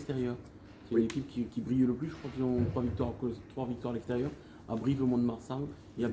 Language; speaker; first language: French; native; French